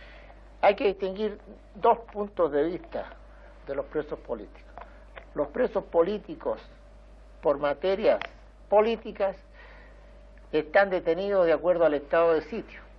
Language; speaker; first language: Spanish; native; Spanish